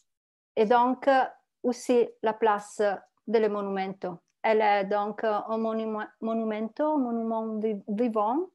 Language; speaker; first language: French; non-native, learner; Italian